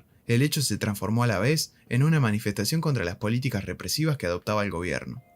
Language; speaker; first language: Spanish; native; Spanish